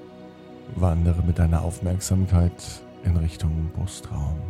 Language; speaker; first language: German; native; German